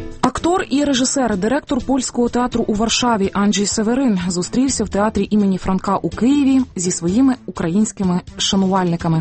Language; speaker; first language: Ukrainian; native; Ukrainian